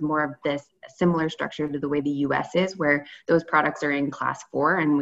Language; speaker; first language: English; native; English